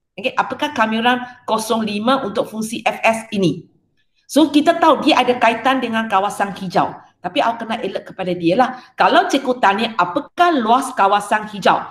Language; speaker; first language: Malay; non-native, local second language; Chinese